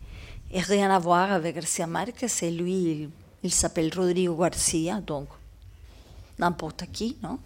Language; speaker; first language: French; non-native, learner; Spanish